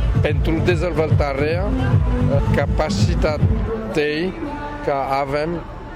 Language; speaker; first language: Romanian; non-native, learner; French